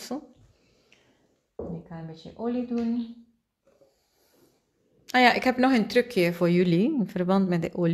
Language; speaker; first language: Dutch; non-native, fluent; Spanish